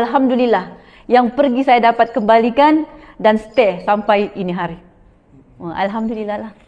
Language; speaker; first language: Malay; native; Malay